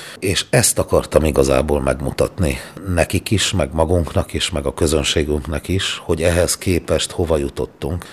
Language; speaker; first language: Hungarian; native; Hungarian